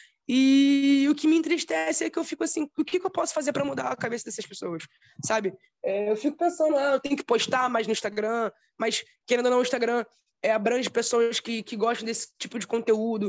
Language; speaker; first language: Portuguese; native; Portuguese